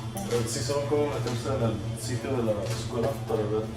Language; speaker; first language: Spanish; early bilingual, heritage; Spanish